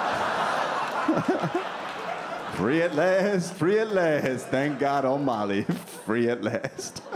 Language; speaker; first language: English; native; English